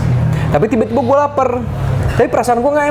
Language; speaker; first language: Indonesian; native; Indonesian